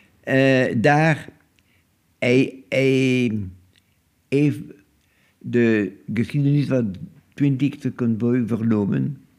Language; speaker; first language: Dutch; non-native, local second language; French